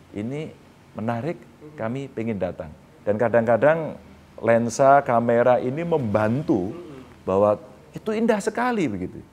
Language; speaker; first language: Indonesian; native; Indonesian